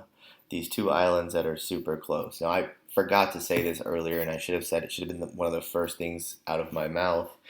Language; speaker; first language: English; native; English